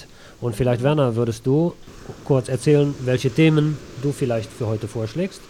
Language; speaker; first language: German; native; German